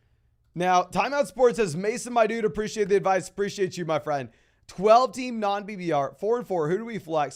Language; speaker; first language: English; native; English